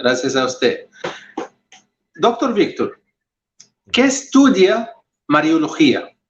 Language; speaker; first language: Spanish; non-native, fluent; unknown